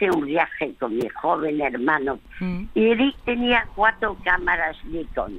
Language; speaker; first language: Spanish; early bilingual, other home language; French